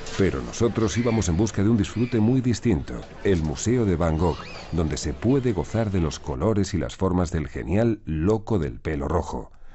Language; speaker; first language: Spanish; native; Spanish